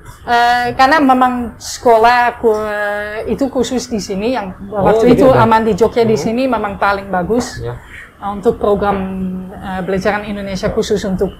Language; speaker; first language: Indonesian; non-native, fluent; Dutch